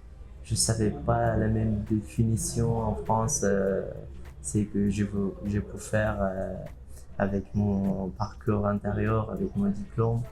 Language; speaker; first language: French; non-native, fluent; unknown